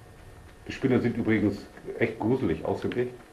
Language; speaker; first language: German; native; German